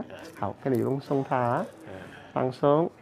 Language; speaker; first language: Chinese; non-native, local second language; Cantonese